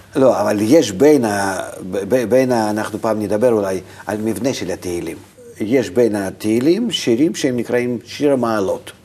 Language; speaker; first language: Hebrew; non-native, fluent; Russian